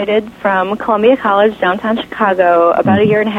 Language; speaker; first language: English; native; English